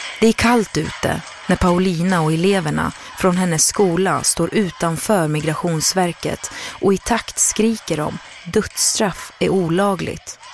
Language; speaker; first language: Swedish; native; Swedish